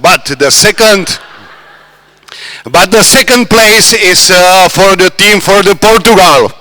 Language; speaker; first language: English; non-native, learner; Czech